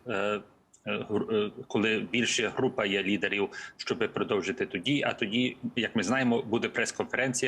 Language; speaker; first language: Ukrainian; early bilingual, heritage; English